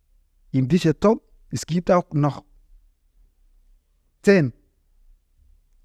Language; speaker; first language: German; non-native, learner; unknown